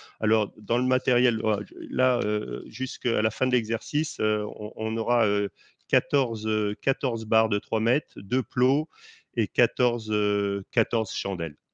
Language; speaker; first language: French; native; French